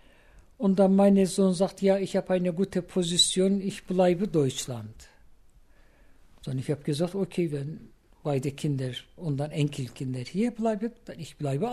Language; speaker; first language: German; non-native, learner; Turkish